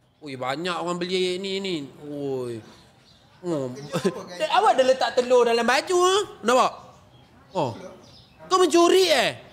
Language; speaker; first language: Malay; native; Malay